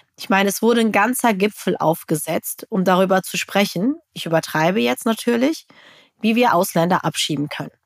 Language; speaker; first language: German; native; German